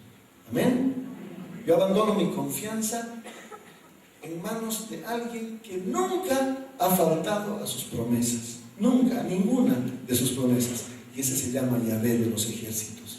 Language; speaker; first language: Spanish; native; Spanish